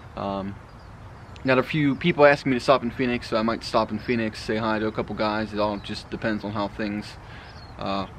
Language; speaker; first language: English; native; English